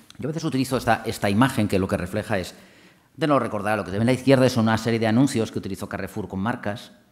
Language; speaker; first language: Spanish; non-native, local second language; Catalan